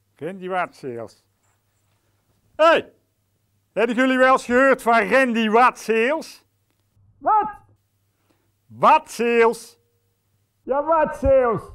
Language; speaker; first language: Dutch; native; Dutch